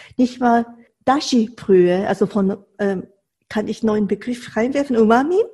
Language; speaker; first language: German; non-native, fluent; Japanese